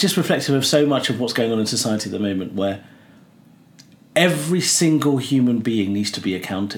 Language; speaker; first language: English; native; English